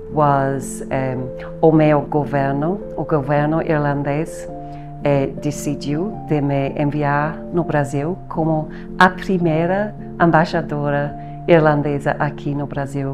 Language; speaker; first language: Portuguese; non-native, learner; English